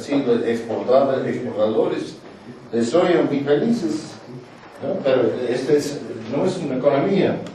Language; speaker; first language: Spanish; non-native, fluent; English